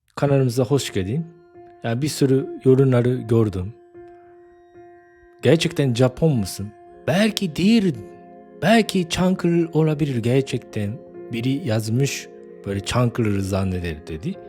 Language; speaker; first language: Turkish; non-native, fluent; Japanese